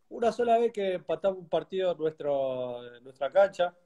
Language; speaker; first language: Spanish; native; Spanish